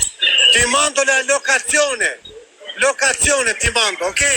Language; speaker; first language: Italian; non-native, learner; Albanian